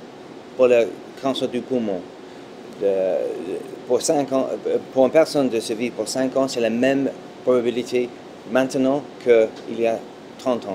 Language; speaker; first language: French; non-native, fluent; English